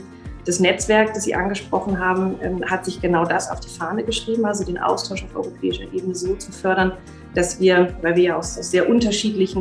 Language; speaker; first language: German; native; German